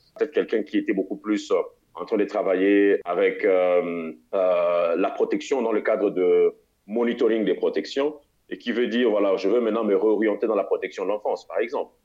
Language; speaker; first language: French; non-native, local second language; Lingala